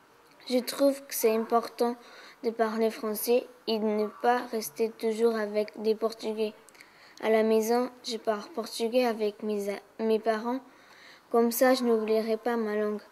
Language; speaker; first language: French; early bilingual, other home language; Portuguese